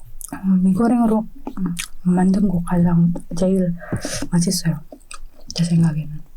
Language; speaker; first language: Korean; non-native, fluent; Indonesian